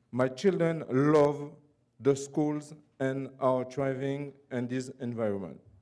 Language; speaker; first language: English; non-native, fluent; Haitian Creole